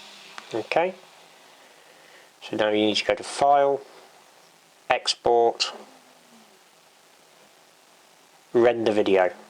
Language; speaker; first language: English; native; English